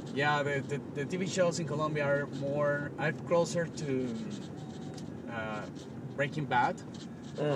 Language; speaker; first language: English; non-native, learner; Spanish